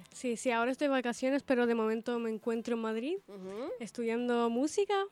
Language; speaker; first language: Spanish; early bilingual, other home language; Italian